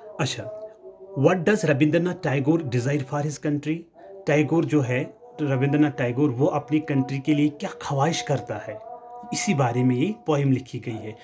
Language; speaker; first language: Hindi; non-native, local second language; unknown